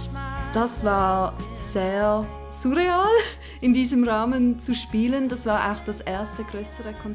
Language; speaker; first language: German; non-native, local second language; English